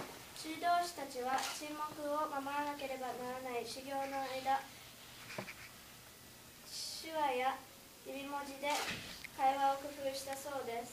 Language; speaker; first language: Japanese; early bilingual, heritage; Japanese